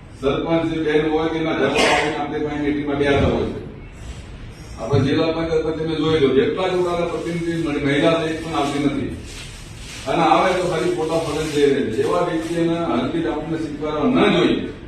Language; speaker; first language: Gujarati; native; Gujarati